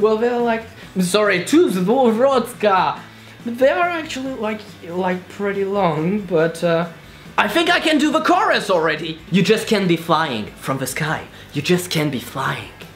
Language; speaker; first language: English; non-native, fluent; French